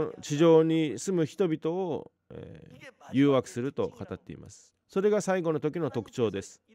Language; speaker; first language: Japanese; non-native, fluent; Korean